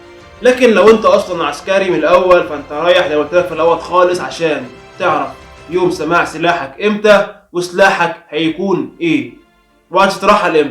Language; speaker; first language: Arabic; native; Arabic